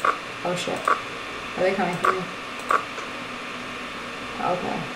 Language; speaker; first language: English; native; English